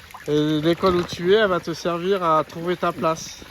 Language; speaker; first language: French; native; French